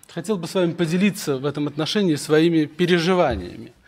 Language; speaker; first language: Russian; native; Russian